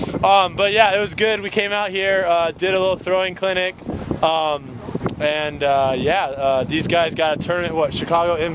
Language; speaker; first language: English; native; English